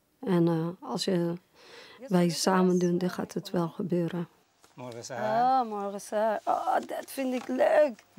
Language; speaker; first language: Dutch; non-native, fluent; Persian